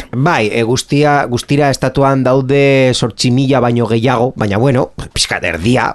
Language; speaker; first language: Basque; non-native, local second language; Spanish